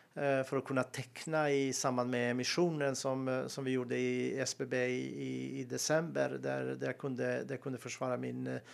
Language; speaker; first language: Swedish; non-native, fluent; Serbian